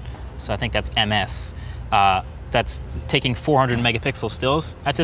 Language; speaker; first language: English; native; English